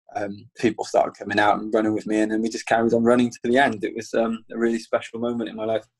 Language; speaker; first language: English; native; English